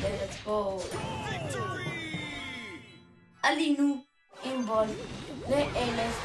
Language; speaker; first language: Hebrew; native; Hebrew